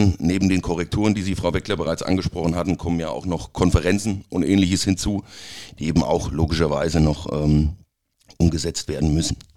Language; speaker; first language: German; native; German